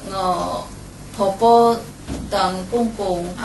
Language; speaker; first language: Cantonese; non-native, learner; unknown